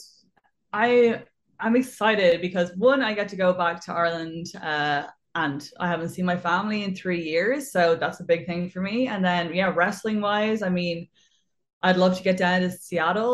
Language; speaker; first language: English; native; English